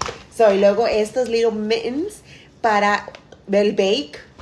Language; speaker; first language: Spanish; early bilingual, heritage; Spanish